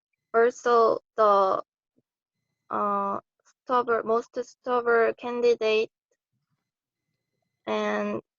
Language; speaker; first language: English; non-native, learner; Korean